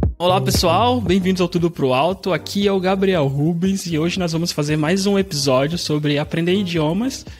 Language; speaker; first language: Portuguese; native; Portuguese